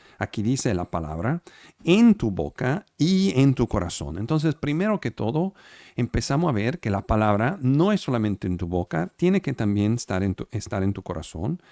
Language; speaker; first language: Spanish; non-native, fluent; Italian